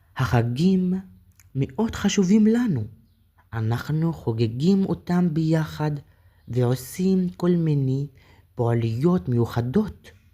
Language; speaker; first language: Hebrew; non-native, fluent; Arabic